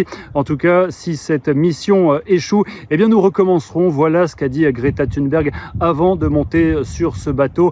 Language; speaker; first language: French; native; French